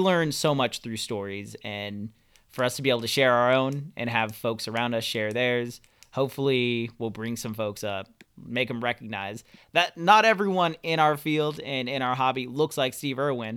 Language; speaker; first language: English; native; English